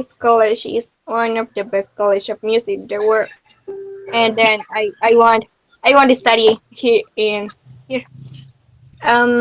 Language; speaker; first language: English; non-native, learner; Spanish